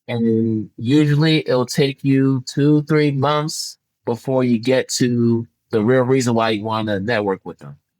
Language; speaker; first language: English; early bilingual, other home language; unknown